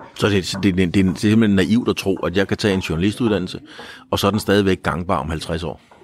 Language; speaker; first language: Danish; native; Danish